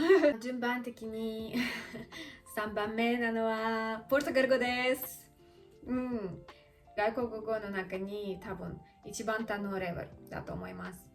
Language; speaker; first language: Japanese; non-native, learner; Russian